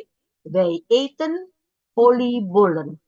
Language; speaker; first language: Dutch; non-native, fluent; Indonesian